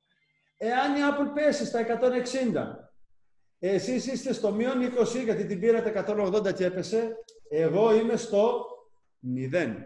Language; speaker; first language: Greek; native; Greek